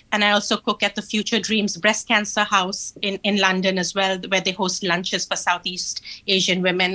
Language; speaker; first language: English; non-native, local second language; Hindi